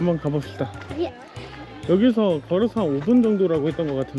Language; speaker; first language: Korean; native; Korean